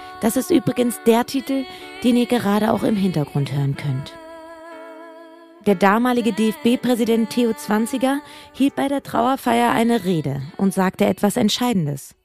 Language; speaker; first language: German; native; German